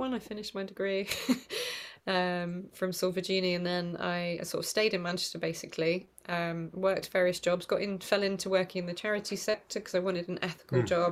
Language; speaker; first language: English; native; English